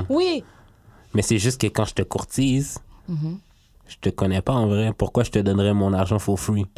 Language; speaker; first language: French; native; French